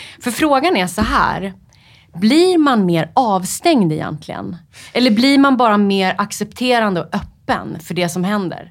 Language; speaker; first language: Swedish; native; Swedish